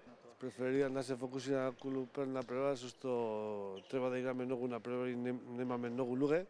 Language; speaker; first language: Macedonian; non-native, learner; Spanish